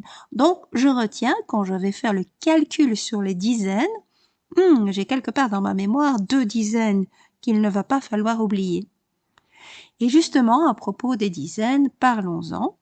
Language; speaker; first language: French; native; French